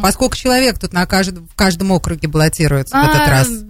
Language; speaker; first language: Russian; native; Russian